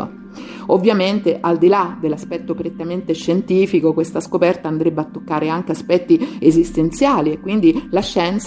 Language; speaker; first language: Italian; native; Italian